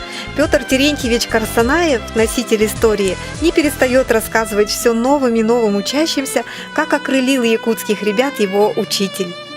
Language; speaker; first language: Russian; native; Russian